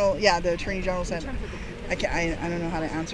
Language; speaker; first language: English; native; English